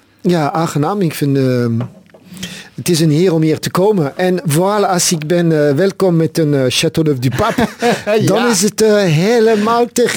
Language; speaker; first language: Dutch; non-native, fluent; French